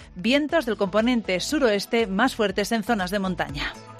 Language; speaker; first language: Spanish; native; Spanish